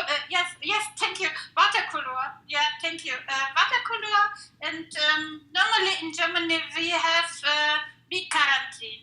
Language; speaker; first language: English; non-native, learner; Russian